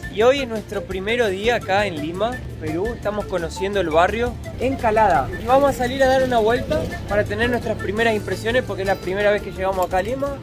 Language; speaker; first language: Spanish; native; Spanish